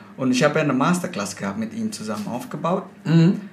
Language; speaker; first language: German; non-native, fluent; Indonesian